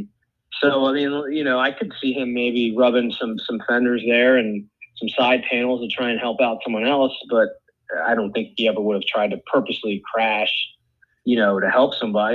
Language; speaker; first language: English; native; English